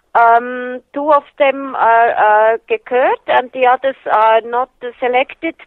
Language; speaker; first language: English; non-native, fluent; Swiss German